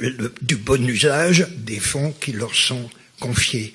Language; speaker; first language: French; native; French